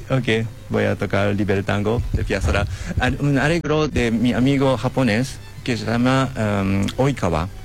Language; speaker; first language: Spanish; non-native, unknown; Japanese